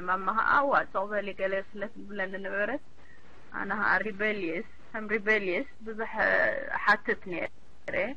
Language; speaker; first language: Tigrinya; early bilingual, heritage; Tigrinya